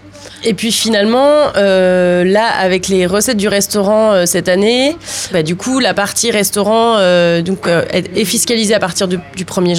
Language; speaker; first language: French; native; French